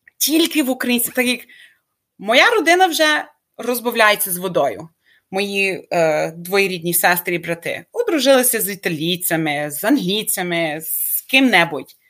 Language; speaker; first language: Ukrainian; early bilingual, heritage; Ukrainian